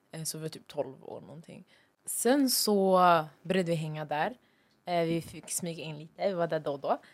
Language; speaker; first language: Swedish; early bilingual, other home language; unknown